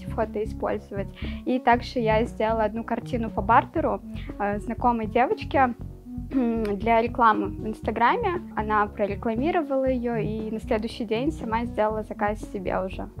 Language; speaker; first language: Russian; native; Russian